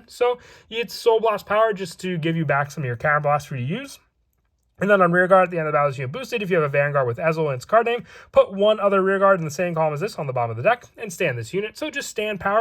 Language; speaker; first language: English; native; English